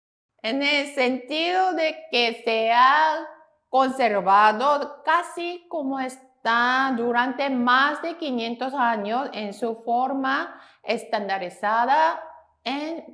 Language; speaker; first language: Spanish; non-native, fluent; Korean